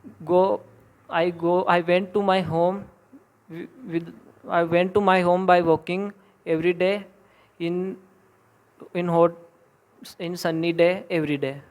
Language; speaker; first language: English; non-native, learner; Hindi